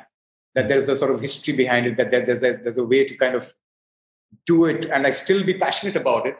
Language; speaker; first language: English; non-native, local second language; Hindi